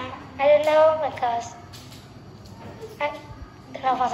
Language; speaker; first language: English; non-native, learner; Vietnamese